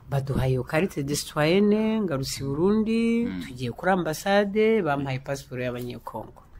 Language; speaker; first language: Kinyarwanda; early bilingual, heritage; Kinyarwanda